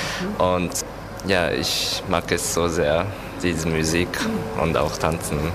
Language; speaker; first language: German; non-native, learner; Japanese